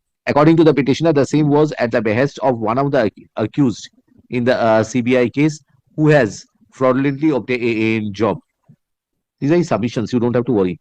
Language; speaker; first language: English; non-native, local second language; Bangla